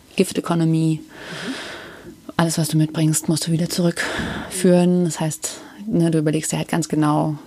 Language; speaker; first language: German; native; German